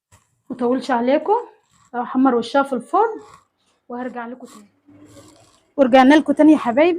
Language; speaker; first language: Arabic; native; Arabic